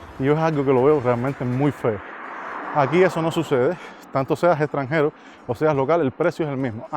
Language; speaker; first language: Spanish; native; Spanish